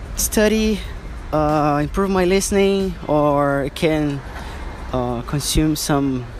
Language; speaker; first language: English; non-native, fluent; Portuguese